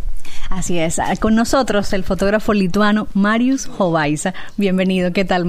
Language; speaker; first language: Spanish; native; Spanish